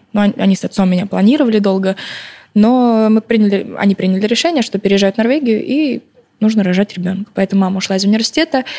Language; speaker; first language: Russian; early bilingual, other home language; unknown